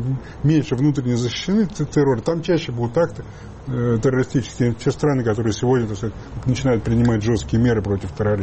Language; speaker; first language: Russian; native; Russian